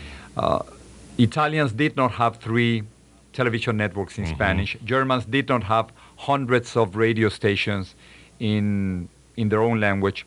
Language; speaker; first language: English; non-native, fluent; Spanish